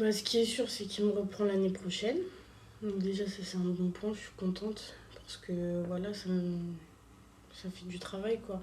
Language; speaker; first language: French; native; French